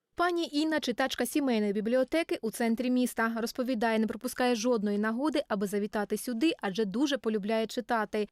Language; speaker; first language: Ukrainian; native; Ukrainian